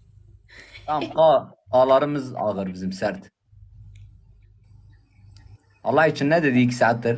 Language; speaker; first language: Turkish; native; Turkish